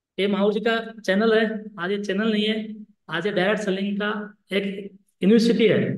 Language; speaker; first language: Hindi; non-native, local second language; Lambadi